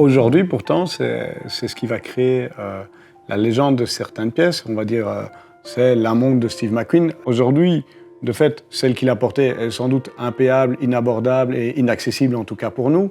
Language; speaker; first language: French; native; French